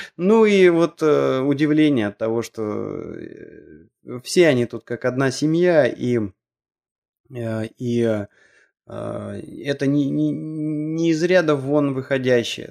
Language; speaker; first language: Russian; native; Russian